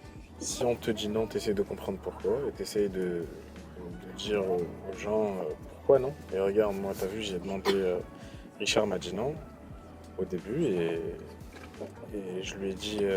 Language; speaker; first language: French; native; French